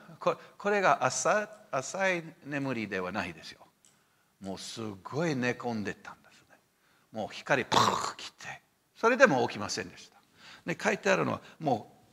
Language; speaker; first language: Japanese; non-native, fluent; English